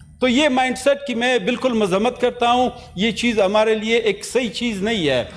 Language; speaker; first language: Urdu; non-native, local second language; Pashto